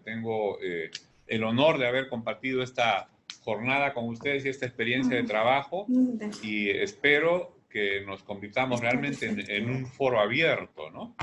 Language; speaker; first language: Spanish; native; Spanish